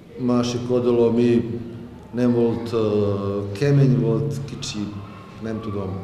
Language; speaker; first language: Hungarian; non-native, learner; Macedonian